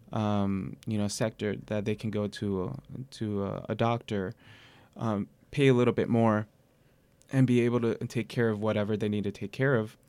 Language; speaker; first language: English; native; English